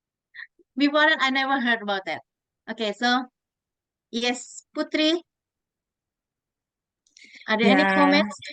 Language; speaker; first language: English; non-native, fluent; Indonesian